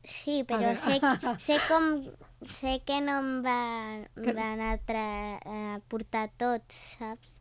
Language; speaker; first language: Catalan; non-native, local second language; Spanish